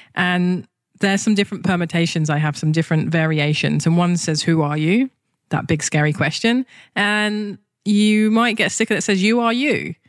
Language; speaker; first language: English; native; English